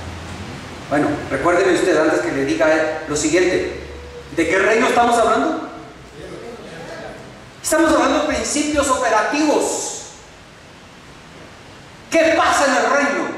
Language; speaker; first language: Spanish; native; Spanish